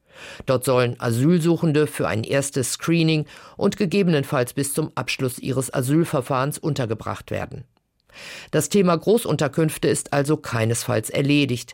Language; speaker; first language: German; native; German